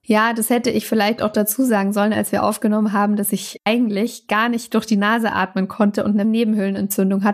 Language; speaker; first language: German; native; German